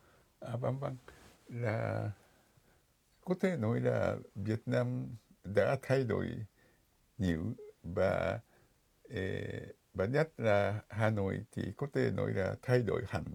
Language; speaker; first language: Vietnamese; non-native, fluent; Japanese